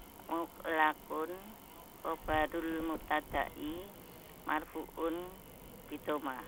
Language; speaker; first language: Arabic; non-native, learner; Indonesian